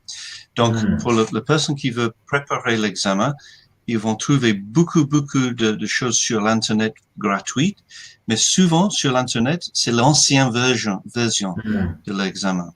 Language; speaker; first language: French; non-native, fluent; English